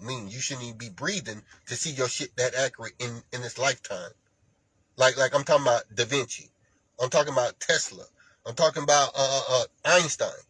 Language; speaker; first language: English; native; English